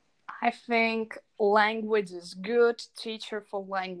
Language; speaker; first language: English; non-native, learner; Czech